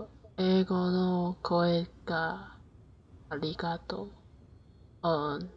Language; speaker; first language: Japanese; non-native, learner; Chinese